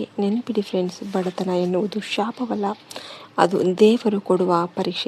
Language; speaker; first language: Kannada; native; Kannada